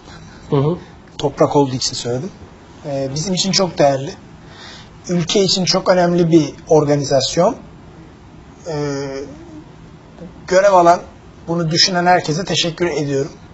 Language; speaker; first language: Turkish; native; Turkish